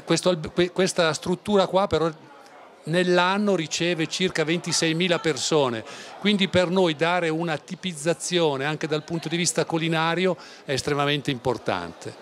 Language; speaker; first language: Italian; native; Italian